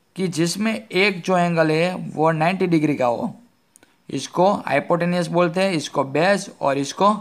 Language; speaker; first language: Hindi; non-native, local second language; Gujarati